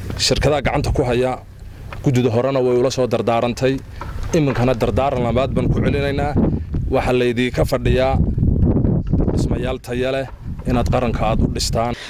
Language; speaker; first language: Somali; native; Somali